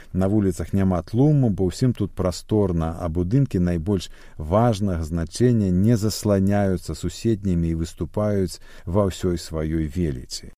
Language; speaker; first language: Belarusian; native; Belarusian